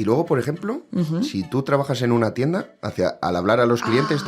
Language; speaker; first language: Spanish; native; Spanish